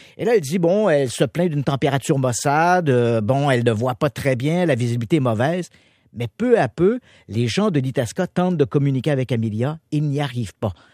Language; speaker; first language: French; native; French